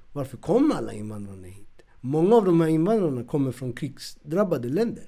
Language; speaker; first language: Swedish; early bilingual, other home language; Spanish